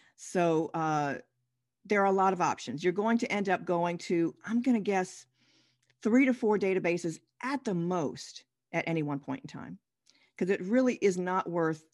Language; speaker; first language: English; native; English